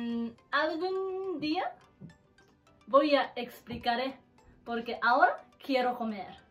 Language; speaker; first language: Spanish; non-native, learner; Japanese